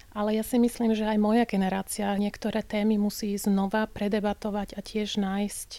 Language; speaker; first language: Slovak; early bilingual, heritage; Slovak